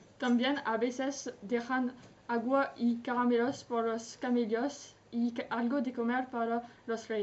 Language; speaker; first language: Spanish; non-native, learner; French